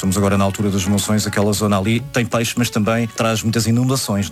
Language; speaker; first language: Portuguese; native; Portuguese